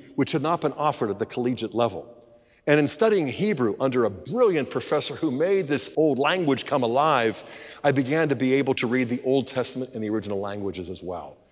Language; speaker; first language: English; native; English